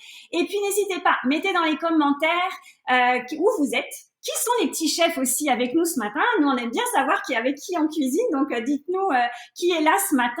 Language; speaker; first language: French; native; French